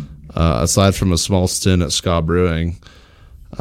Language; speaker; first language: English; native; English